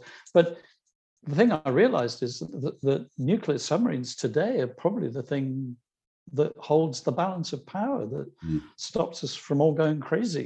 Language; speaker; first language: English; native; English